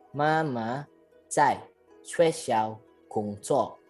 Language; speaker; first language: Chinese; non-native, learner; Indonesian